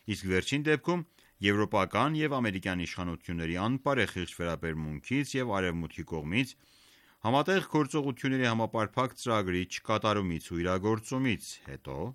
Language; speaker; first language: Armenian; native; Armenian